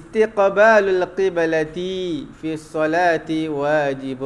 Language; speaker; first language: Arabic; non-native, fluent; Malay